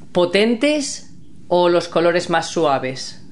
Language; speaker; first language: Spanish; native; Spanish